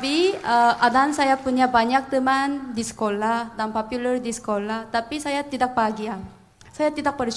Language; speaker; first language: Indonesian; non-native, fluent; Korean